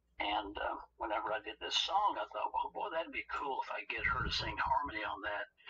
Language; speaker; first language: English; native; English